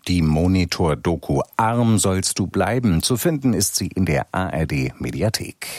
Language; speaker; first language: German; native; German